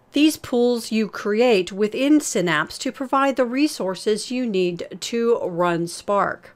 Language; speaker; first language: English; native; English